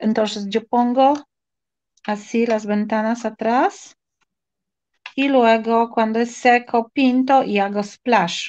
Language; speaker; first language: Spanish; non-native, fluent; Polish